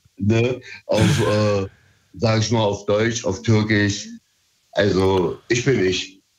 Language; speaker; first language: German; early bilingual, other home language; Turkish